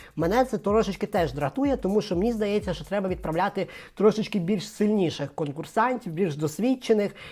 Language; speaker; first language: Ukrainian; non-native, local second language; Russian